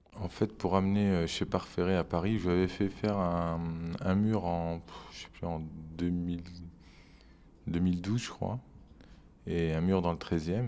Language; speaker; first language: French; native; French